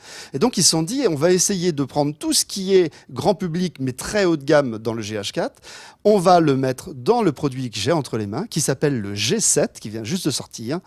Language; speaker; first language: French; native; French